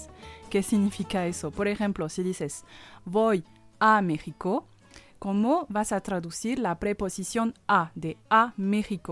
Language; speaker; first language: Spanish; non-native, fluent; French